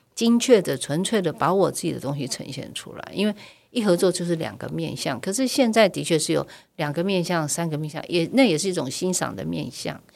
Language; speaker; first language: Chinese; native; Chinese